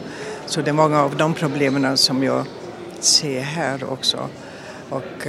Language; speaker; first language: Swedish; non-native, fluent; German